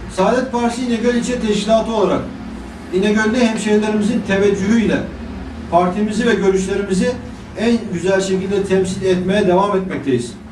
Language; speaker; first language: Turkish; native; Turkish